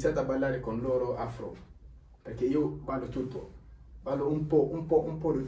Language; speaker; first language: Italian; non-native, learner; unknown